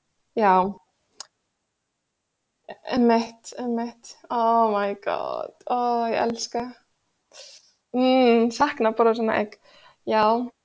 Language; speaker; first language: Icelandic; non-native, fluent; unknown